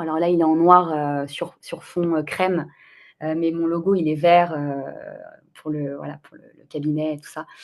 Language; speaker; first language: French; native; French